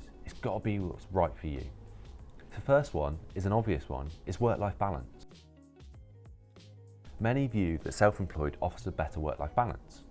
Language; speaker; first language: English; native; English